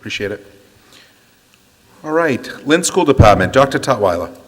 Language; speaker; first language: English; native; English